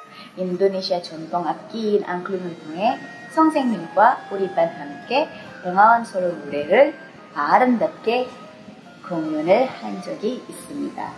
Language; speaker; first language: Korean; non-native, fluent; Indonesian